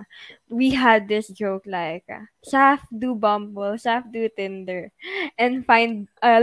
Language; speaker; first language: English; non-native, local second language; Filipino